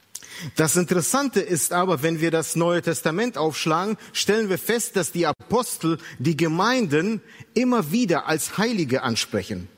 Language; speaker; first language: German; native; German